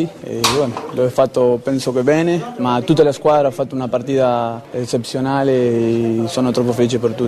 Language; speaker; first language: Italian; non-native, learner; Spanish